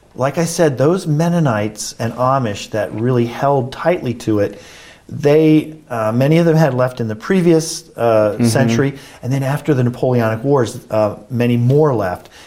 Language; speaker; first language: English; native; English